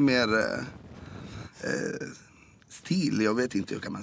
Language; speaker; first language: Swedish; non-native, fluent; Italian